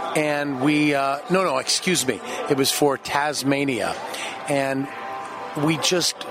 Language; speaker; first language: English; native; English